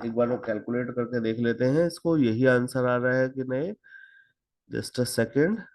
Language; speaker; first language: Hindi; native; Hindi